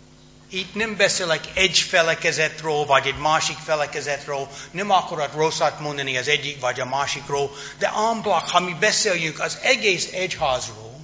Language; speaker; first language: Hungarian; non-native, fluent; English